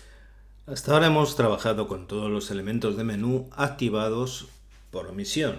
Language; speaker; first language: Spanish; native; Spanish